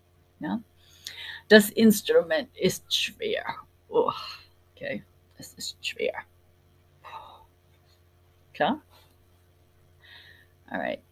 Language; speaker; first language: German; non-native, fluent; English